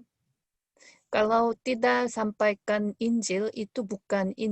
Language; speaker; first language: Indonesian; non-native, fluent; Korean